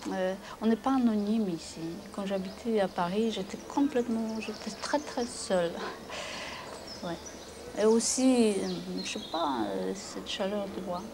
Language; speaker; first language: French; non-native, fluent; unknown